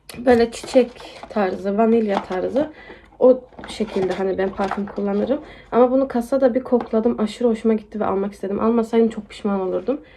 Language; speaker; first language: Turkish; early bilingual, heritage; Turkish